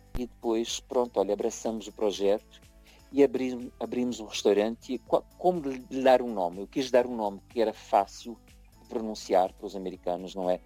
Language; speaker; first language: Portuguese; early bilingual, heritage; Portuguese